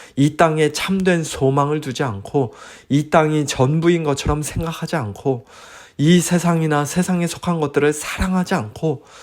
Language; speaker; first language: Korean; native; Korean